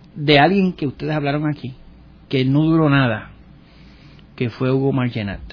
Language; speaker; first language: Spanish; native; Spanish